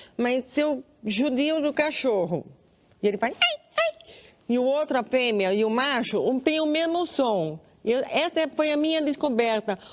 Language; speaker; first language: Portuguese; non-native, local second language; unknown